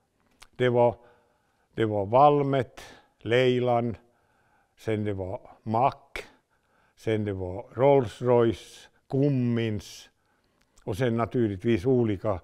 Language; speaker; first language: Swedish; non-native, local second language; Finnish